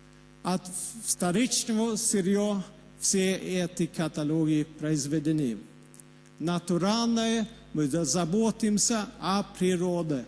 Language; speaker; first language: Russian; non-native, fluent; Swedish